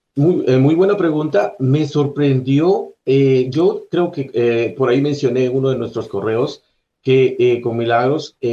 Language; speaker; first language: Spanish; native; Spanish